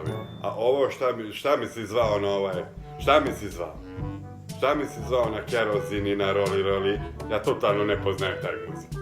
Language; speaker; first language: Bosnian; non-native, local second language; Hungarian